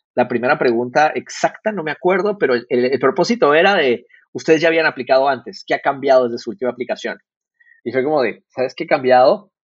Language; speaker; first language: Spanish; native; Spanish